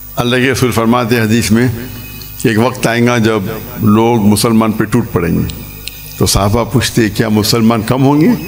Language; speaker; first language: Urdu; non-native, local second language; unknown